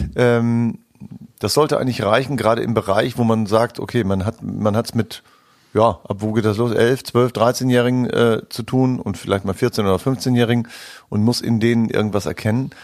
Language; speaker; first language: German; native; German